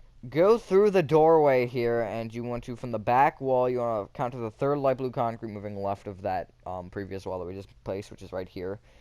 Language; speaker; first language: English; native; English